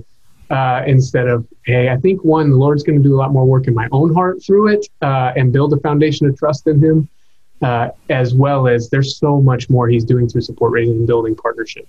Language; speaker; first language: English; native; English